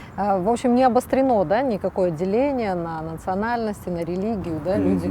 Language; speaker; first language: Russian; native; Russian